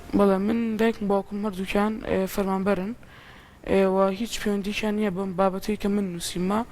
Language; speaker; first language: Central Kurdish; native; Central Kurdish